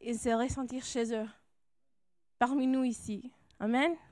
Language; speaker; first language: French; non-native, fluent; English